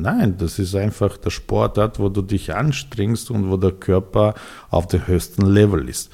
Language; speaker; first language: German; non-native, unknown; Serbian